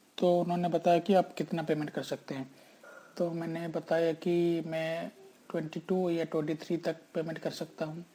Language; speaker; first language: Hindi; native; Hindi